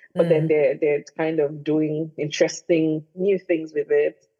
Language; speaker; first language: English; non-native, local second language; Igbo